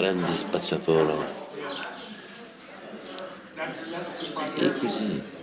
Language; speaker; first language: Italian; non-native, learner; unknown